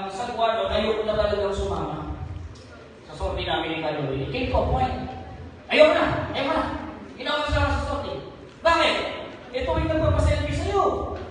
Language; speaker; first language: Filipino; non-native, local second language; Hiligaynon